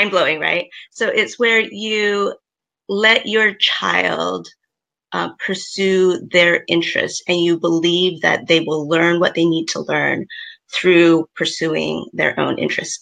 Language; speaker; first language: English; native; English